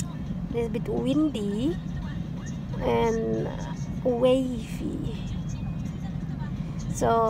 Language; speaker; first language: English; non-native, fluent; Indonesian